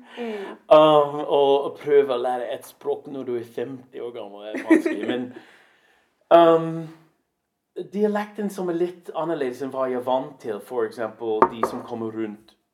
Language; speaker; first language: Norwegian; non-native, fluent; English